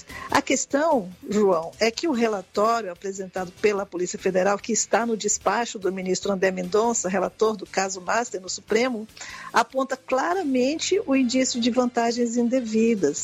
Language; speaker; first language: Portuguese; native; Portuguese